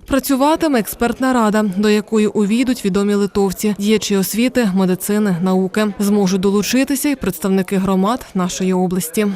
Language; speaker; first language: Ukrainian; native; Ukrainian